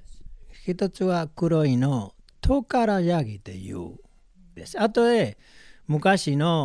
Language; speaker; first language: Japanese; non-native, learner; Spanish